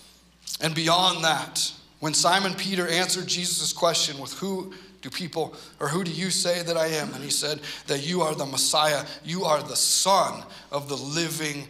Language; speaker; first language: English; native; English